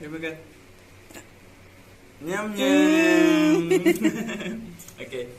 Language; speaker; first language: Malay; native; Malay